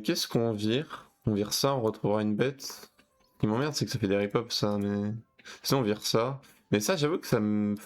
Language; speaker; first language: French; native; French